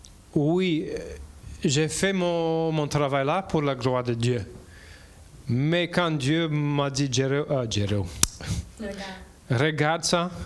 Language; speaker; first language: French; non-native, learner; English